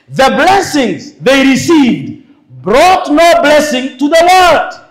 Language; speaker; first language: English; non-native, local second language; Swahili